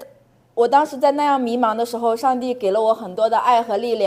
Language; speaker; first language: Chinese; native; Chinese